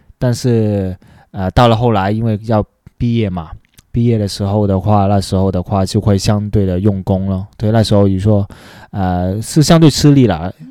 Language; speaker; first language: Chinese; non-native, local second language; Cantonese